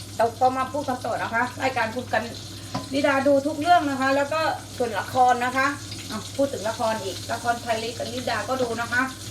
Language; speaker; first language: Thai; native; Thai